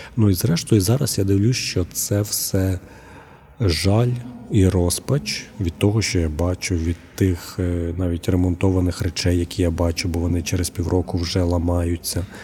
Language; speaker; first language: Ukrainian; native; Ukrainian